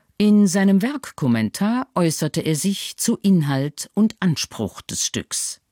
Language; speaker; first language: German; native; German